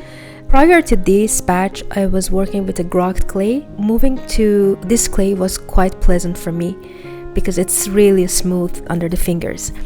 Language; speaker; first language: English; non-native, fluent; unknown